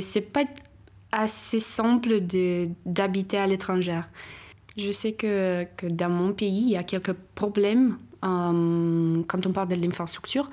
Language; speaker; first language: French; non-native, fluent; Romanian